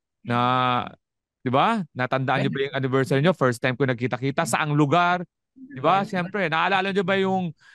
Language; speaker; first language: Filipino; native; Filipino